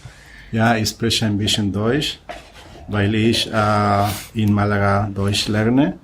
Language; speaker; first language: German; non-native, learner; Spanish